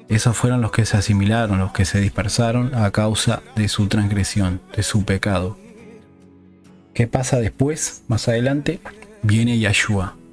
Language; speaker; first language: Spanish; native; Spanish